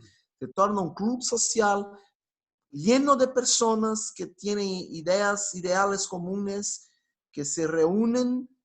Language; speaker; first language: Spanish; non-native, fluent; Portuguese